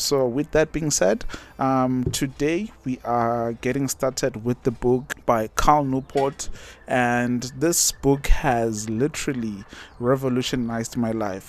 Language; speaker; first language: English; non-native, local second language; Zulu